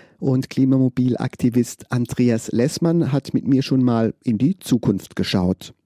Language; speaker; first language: German; native; German